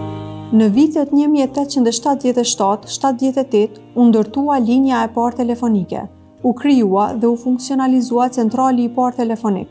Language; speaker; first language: Albanian; native; Albanian